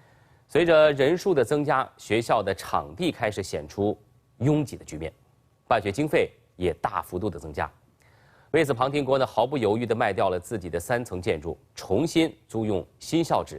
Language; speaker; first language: Chinese; native; Chinese